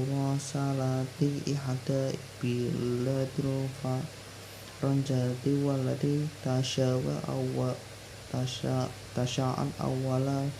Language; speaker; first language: Arabic; non-native, learner; Indonesian